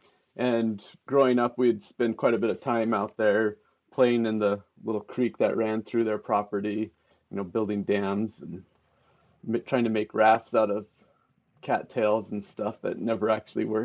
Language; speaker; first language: English; native; English